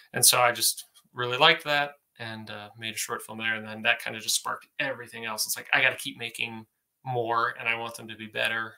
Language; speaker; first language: English; native; English